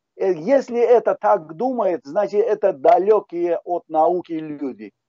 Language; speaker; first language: Russian; non-native, local second language; Talysh